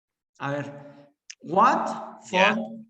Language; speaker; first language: English; non-native, learner; Spanish